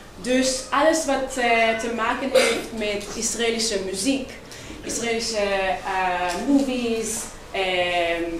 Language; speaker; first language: Dutch; non-native, fluent; Hebrew